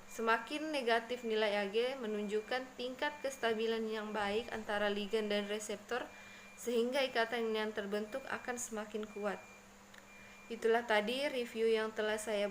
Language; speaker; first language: Indonesian; native; Indonesian